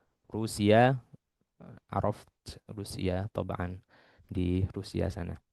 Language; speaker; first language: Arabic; non-native, fluent; Indonesian